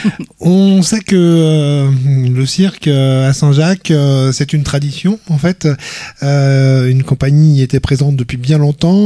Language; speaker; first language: French; native; French